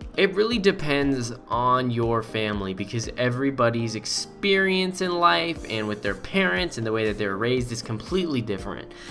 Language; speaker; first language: English; native; English